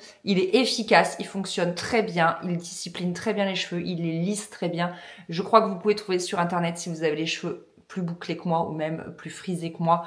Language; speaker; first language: French; native; French